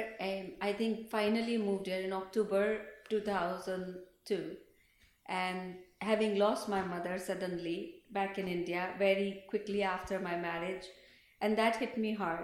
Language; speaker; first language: English; non-native, local second language; Hindi